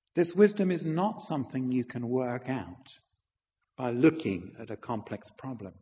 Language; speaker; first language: English; native; English